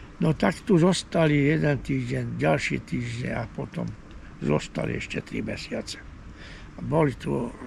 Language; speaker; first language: Slovak; non-native, local second language; Hungarian